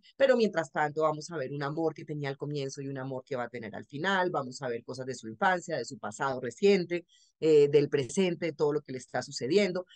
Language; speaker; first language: Spanish; native; Spanish